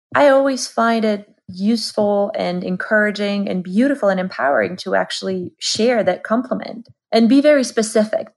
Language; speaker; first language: English; non-native, fluent; Georgian